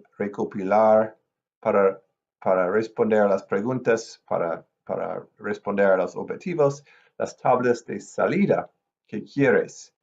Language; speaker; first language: Spanish; non-native, fluent; English